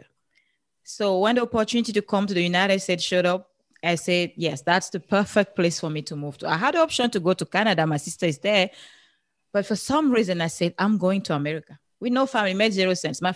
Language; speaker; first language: English; non-native, local second language; French